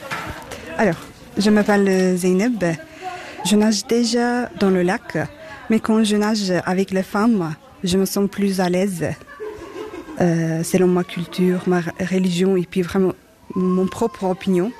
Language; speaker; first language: French; non-native, fluent; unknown